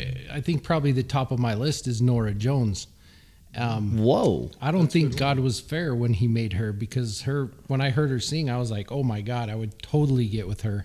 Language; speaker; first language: English; early bilingual, other home language; Swedish